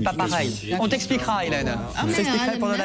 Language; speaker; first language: French; native; French